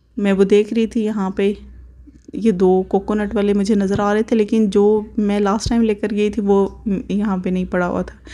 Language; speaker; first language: Urdu; native; Urdu